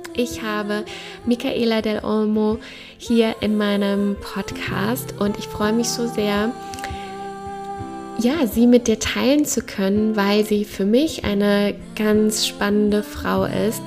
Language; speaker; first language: German; native; German